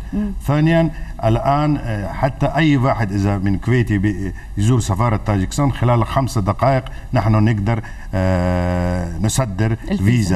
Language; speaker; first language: Arabic; non-native, fluent; Tajik